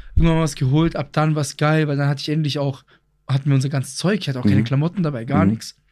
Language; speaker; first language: German; early bilingual, other home language; Greek